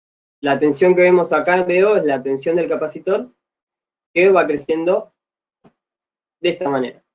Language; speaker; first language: Spanish; native; Spanish